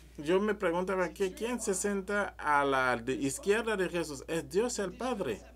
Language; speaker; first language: Spanish; non-native, learner; French